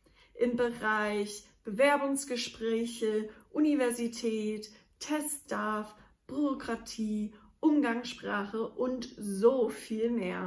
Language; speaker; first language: German; non-native, fluent; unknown